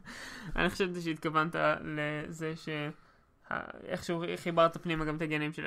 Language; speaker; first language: Hebrew; native; Hebrew